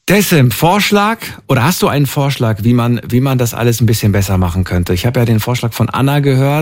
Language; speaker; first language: German; native; German